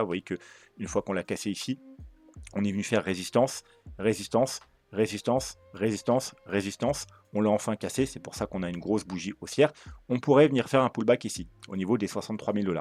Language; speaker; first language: French; native; French